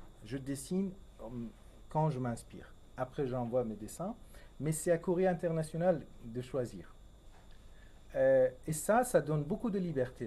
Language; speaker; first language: French; non-native, fluent; Persian